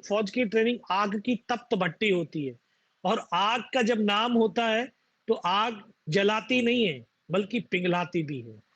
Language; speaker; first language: Hindi; native; Hindi